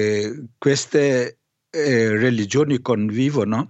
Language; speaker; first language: Italian; non-native, fluent; Albanian